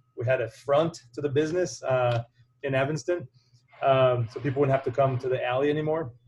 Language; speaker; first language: English; non-native, fluent; Portuguese